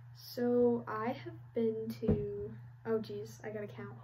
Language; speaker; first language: English; native; English